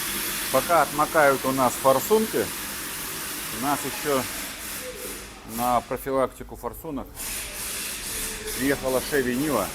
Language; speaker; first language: Russian; native; Russian